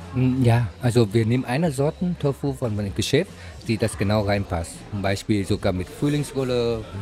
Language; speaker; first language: German; non-native, learner; Vietnamese